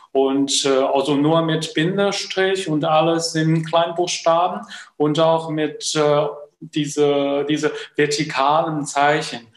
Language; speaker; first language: German; non-native, fluent; Chinese